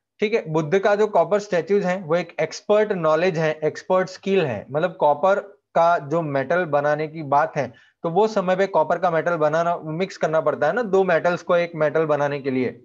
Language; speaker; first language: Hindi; non-native, local second language; Gujarati